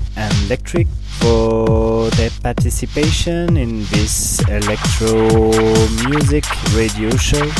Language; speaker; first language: English; non-native, fluent; French